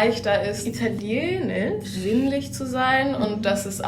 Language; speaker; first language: German; native; German